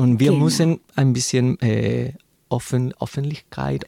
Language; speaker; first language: German; non-native, learner; Spanish